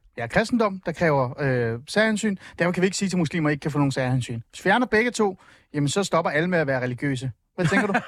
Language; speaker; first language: Danish; early bilingual, other home language; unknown